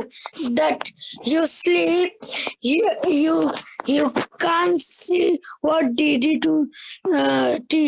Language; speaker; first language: English; non-native, learner; Hindi